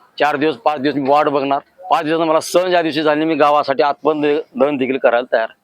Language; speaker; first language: Marathi; native; Marathi